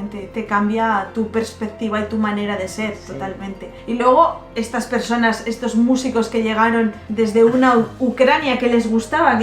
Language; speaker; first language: Spanish; native; Spanish